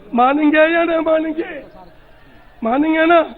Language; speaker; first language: Hindi; non-native, local second language; Telugu